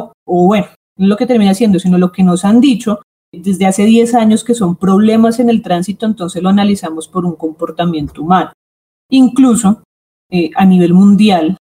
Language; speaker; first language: Spanish; native; Spanish